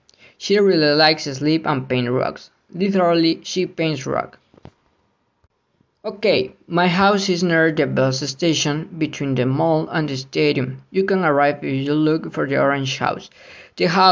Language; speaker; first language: English; non-native, learner; Spanish